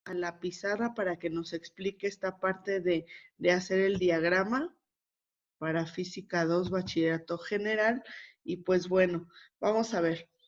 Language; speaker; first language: Spanish; native; Spanish